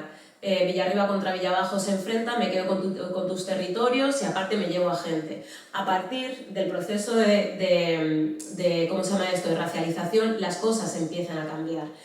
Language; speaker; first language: Spanish; native; Spanish